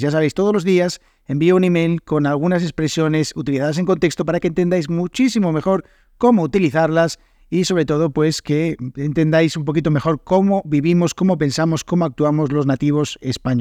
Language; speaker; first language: Spanish; native; Spanish